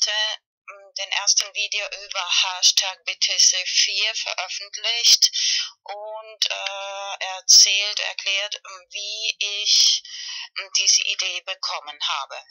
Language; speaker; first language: German; non-native, fluent; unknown